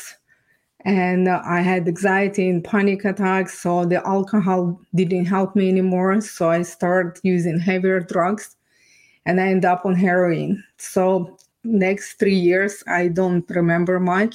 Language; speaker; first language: English; non-native, fluent; Ukrainian